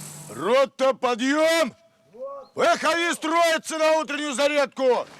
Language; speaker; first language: Russian; native; Russian